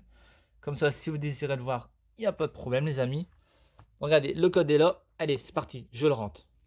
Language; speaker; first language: French; native; French